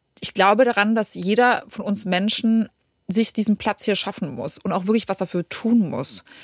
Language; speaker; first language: German; early bilingual, other home language; Polish